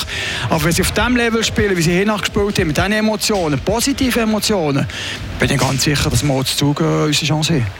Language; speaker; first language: German; native; German